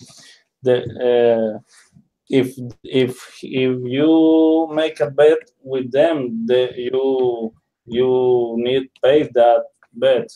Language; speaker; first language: English; non-native, learner; Spanish